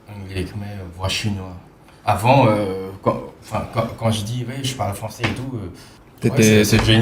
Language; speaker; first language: French; non-native, fluent; Khmer